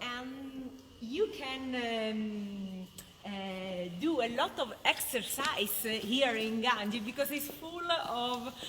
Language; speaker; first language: English; non-native, fluent; Italian